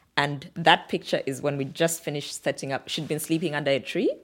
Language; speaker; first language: English; non-native, local second language; Bemba